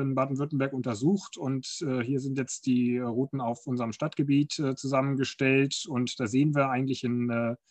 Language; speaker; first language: German; native; German